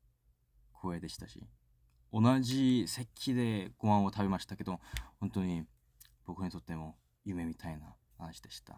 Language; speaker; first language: Japanese; non-native, fluent; Korean